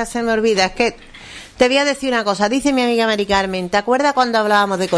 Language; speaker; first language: Spanish; native; Spanish